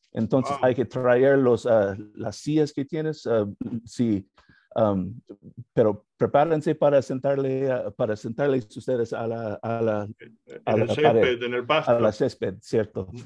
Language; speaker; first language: Spanish; non-native, learner; English